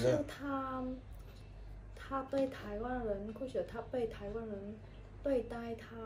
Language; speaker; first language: Chinese; non-native, learner; Vietnamese